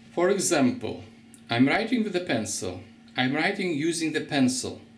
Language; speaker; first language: English; non-native, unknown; Lithuanian